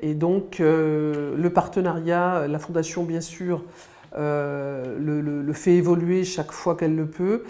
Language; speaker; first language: French; native; French